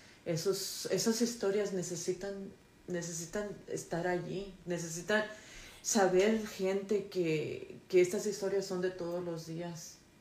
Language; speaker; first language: Spanish; early bilingual, other home language; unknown